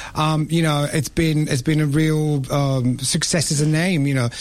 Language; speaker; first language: English; non-native, fluent; Italian